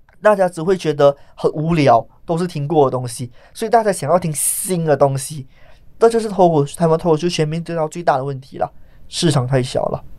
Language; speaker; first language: Chinese; native; Chinese